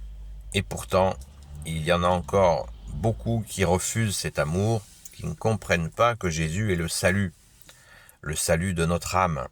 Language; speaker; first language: French; native; French